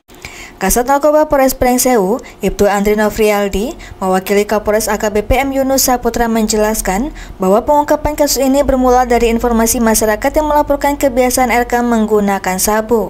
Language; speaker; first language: Indonesian; native; Indonesian